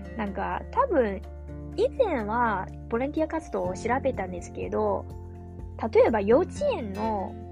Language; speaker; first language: Japanese; non-native, fluent; Chinese